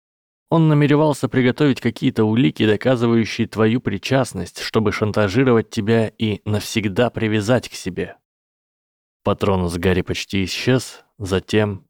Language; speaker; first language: Russian; native; Russian